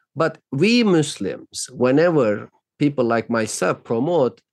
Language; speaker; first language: English; non-native, fluent; Turkish